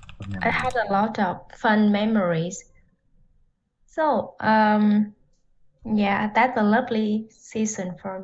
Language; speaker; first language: English; non-native, learner; Vietnamese